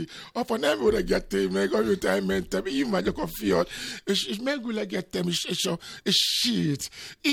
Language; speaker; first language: Hungarian; non-native, learner; Albanian